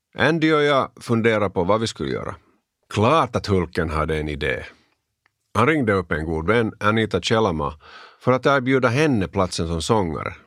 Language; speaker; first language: Swedish; native; Swedish